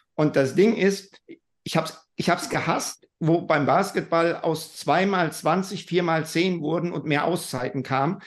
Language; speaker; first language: German; native; German